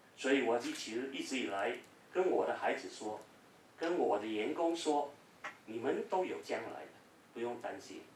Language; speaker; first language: Chinese; early bilingual, heritage; Cantonese